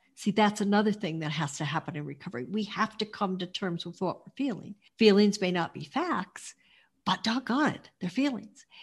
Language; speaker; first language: English; native; English